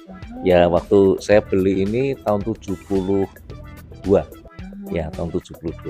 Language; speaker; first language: Indonesian; native; Indonesian